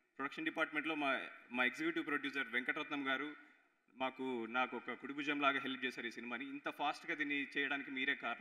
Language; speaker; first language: Telugu; native; Telugu